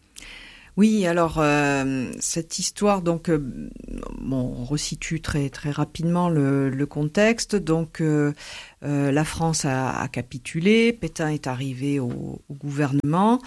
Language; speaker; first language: French; native; French